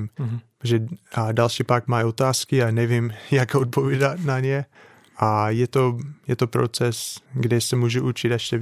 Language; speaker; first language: Czech; non-native, fluent; English